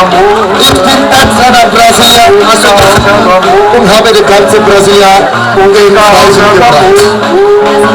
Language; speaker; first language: German; non-native, learner; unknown